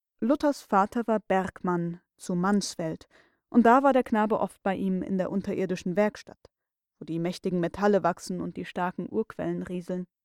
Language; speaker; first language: German; native; German